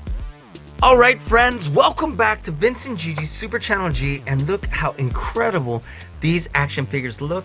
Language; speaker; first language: English; native; English